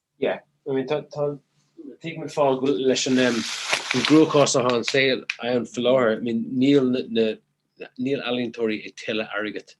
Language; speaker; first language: Irish; native; Irish